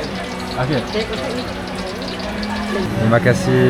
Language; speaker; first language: Indonesian; non-native, learner; French